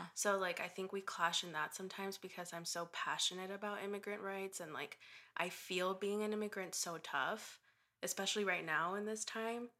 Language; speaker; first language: English; early bilingual, other home language; Spanish